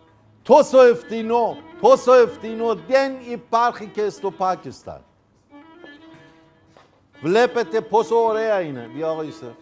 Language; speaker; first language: Greek; non-native, fluent; Persian